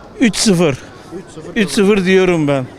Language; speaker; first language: Turkish; early bilingual, heritage; Turkish